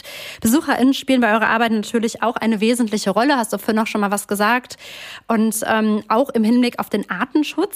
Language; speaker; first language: German; native; German